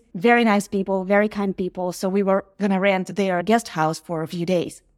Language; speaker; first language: English; non-native, fluent; Ukrainian